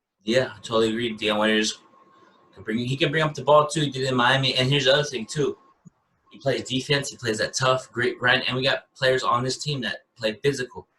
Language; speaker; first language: English; native; English